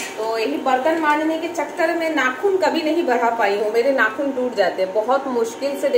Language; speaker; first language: Hindi; non-native, local second language; Bangla